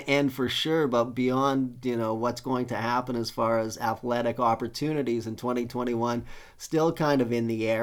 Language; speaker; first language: English; native; English